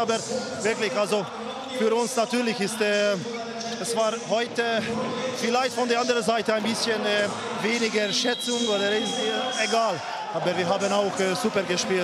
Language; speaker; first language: German; non-native, fluent; Hungarian